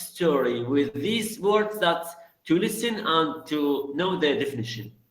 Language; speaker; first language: English; non-native, learner; Arabic